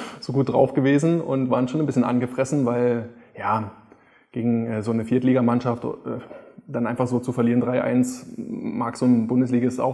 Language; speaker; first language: German; native; German